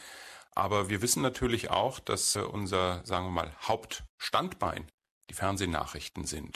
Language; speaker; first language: German; native; German